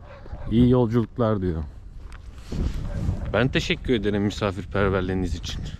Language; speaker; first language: Turkish; native; Turkish